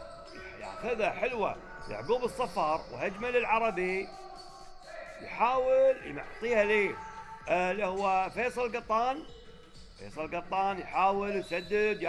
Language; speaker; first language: Arabic; native; Arabic